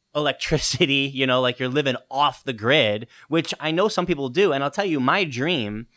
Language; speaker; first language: English; early bilingual, other home language; Italian